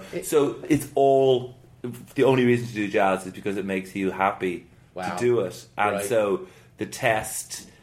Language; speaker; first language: English; native; English